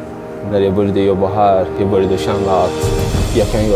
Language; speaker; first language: Swedish; non-native, learner; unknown